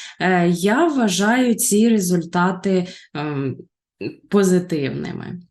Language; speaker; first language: Ukrainian; native; Ukrainian